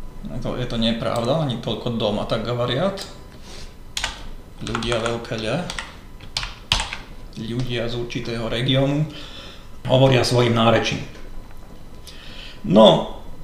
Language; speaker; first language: Russian; non-native, fluent; Slovak